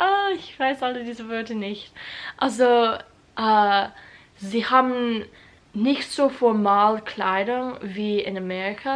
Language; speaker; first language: German; non-native, learner; English